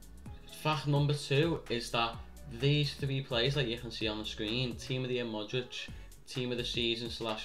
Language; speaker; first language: English; native; English